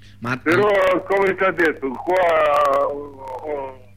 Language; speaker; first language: Italian; non-native, learner; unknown